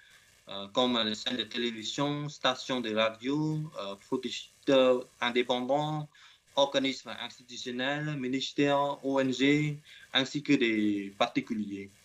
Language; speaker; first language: French; non-native, learner; Khmer